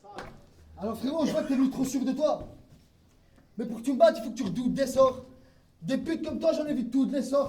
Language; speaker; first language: French; native; French